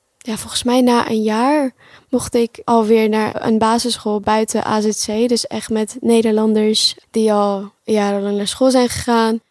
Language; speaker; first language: Dutch; early bilingual, other home language; Pashto